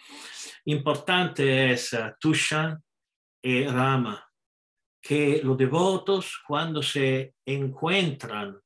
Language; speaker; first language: Spanish; non-native, fluent; Italian